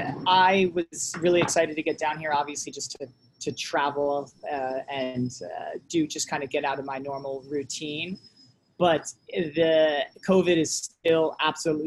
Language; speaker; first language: English; native; English